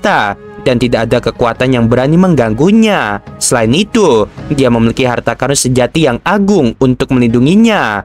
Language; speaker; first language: Indonesian; native; Indonesian